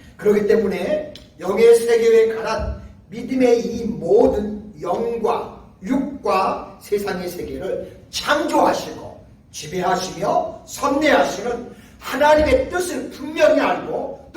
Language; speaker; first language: Korean; native; Korean